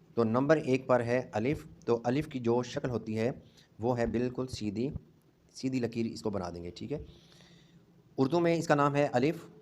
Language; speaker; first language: Urdu; non-native, local second language; Punjabi